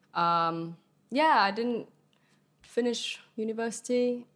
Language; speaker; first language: English; early bilingual, other home language; Vietnamese